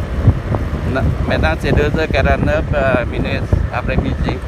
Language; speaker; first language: French; non-native, fluent; Vietnamese